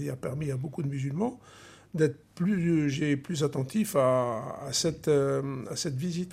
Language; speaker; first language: French; non-native, local second language; Arabic